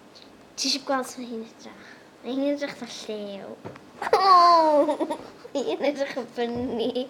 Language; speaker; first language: Welsh; native; Welsh